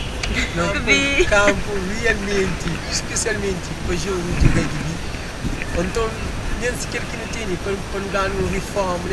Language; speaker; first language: Portuguese; non-native, learner; Kabuverdianu